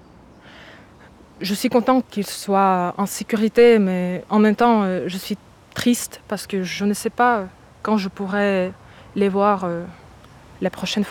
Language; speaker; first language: French; non-native, fluent; Ukrainian